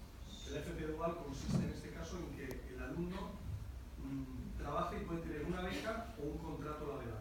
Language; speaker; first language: Spanish; native; Spanish